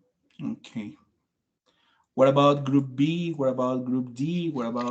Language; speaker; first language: English; non-native, fluent; Spanish